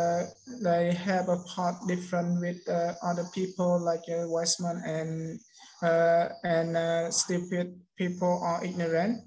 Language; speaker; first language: English; non-native, learner; Khmer